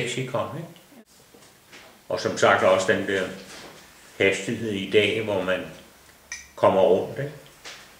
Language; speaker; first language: Danish; native; Danish